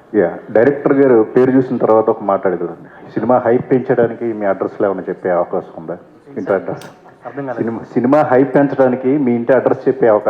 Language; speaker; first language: Telugu; native; Telugu